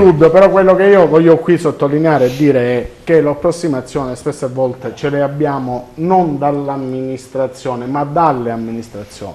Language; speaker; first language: Italian; native; Italian